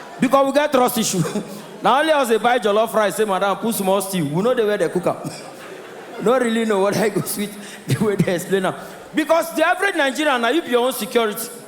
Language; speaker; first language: Nigerian Pidgin; non-native, local second language; Igbo